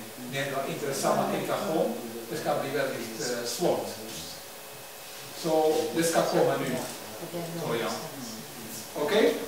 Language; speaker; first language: Swedish; non-native, learner; Dutch